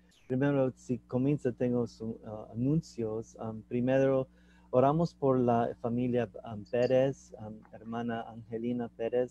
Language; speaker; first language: Spanish; non-native, learner; English